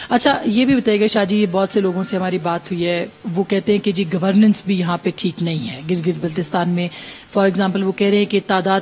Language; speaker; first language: Urdu; native; Urdu